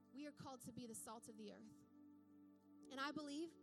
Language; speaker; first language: English; native; English